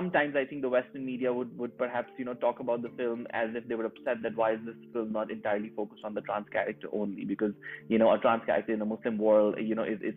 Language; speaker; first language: English; non-native, local second language; Urdu